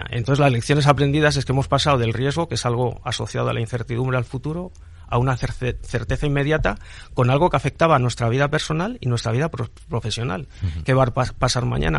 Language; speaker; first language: Spanish; native; Spanish